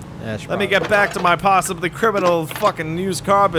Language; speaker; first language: English; native; English